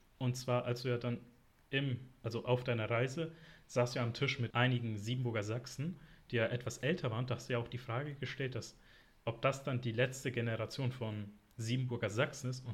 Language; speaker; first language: German; native; German